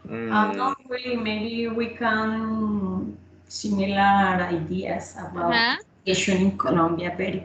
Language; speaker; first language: English; non-native, learner; Spanish